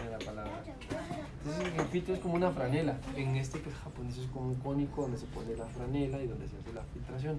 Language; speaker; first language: Spanish; native; Spanish